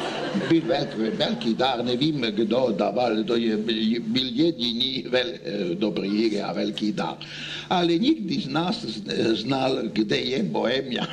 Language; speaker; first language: Czech; non-native, learner; Italian